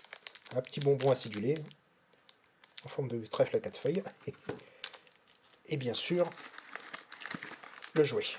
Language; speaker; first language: French; native; French